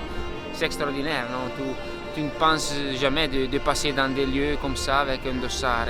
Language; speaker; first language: French; non-native, local second language; Italian